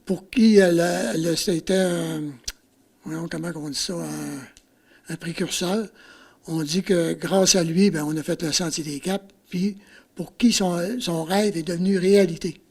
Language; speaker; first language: French; native; French